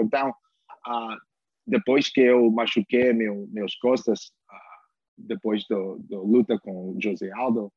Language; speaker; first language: Portuguese; non-native, learner; English